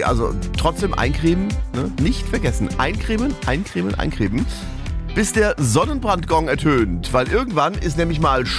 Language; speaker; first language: German; native; German